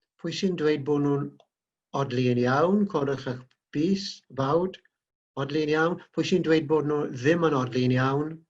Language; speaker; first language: Welsh; native; Welsh